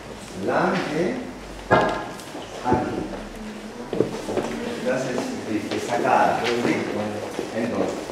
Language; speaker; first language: German; non-native, learner; Spanish